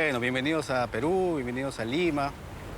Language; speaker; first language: Spanish; native; Spanish